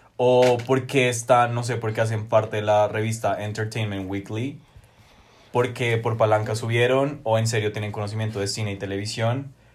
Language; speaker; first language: Spanish; native; Spanish